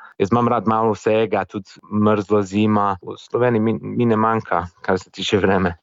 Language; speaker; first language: Slovenian; non-native, fluent; English